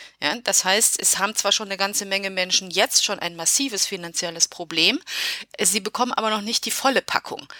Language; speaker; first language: German; early bilingual, other home language; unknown